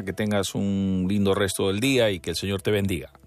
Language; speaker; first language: Spanish; native; Spanish